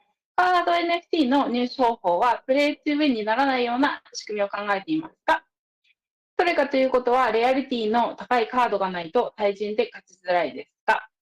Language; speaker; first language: Japanese; native; Japanese